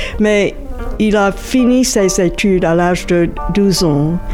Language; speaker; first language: French; non-native, fluent; English